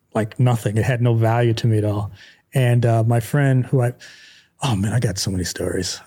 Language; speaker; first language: English; native; English